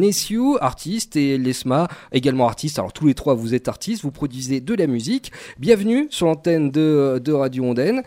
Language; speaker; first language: French; native; French